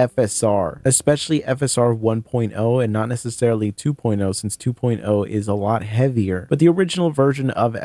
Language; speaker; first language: English; native; English